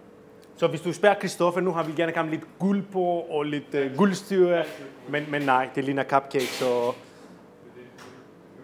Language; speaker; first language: Danish; non-native, fluent; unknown